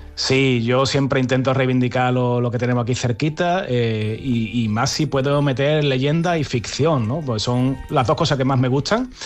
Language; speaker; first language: Spanish; native; Spanish